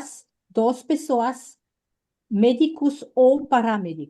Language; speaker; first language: Portuguese; non-native, fluent; French